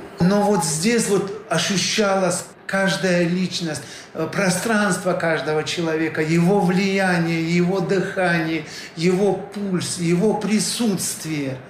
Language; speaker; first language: Russian; non-native, local second language; Tajik